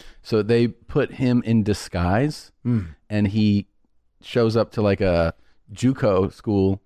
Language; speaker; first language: English; early bilingual, other home language; Spanish